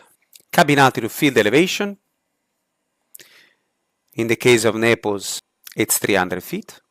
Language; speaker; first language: English; non-native, fluent; Italian